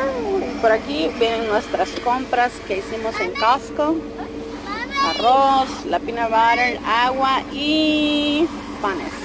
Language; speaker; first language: Spanish; native; Spanish